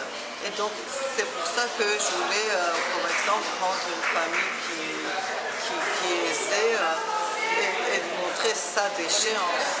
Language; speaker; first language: French; non-native, fluent; Georgian